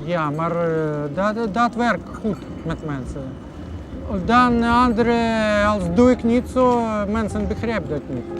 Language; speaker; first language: Dutch; non-native, learner; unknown